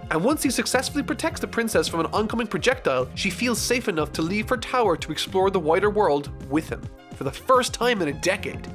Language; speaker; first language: English; native; English